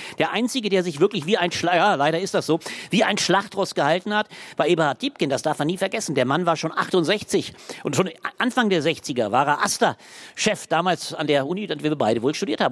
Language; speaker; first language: German; native; German